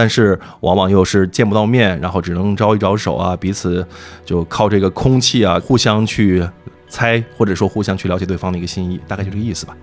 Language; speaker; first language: Chinese; native; Chinese